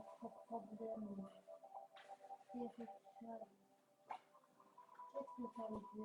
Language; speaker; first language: French; non-native, learner; Chinese